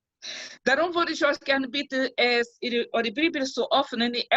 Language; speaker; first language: German; non-native, fluent; Portuguese